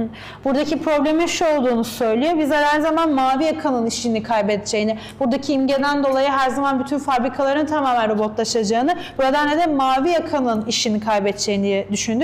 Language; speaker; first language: Turkish; native; Turkish